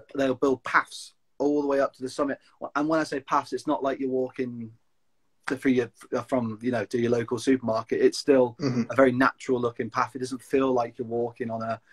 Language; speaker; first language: English; native; English